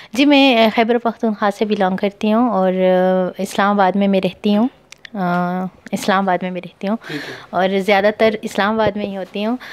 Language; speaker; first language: Urdu; non-native, local second language; Pashto